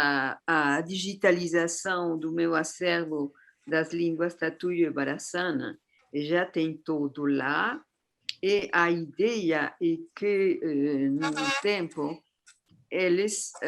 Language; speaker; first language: Portuguese; non-native, fluent; Spanish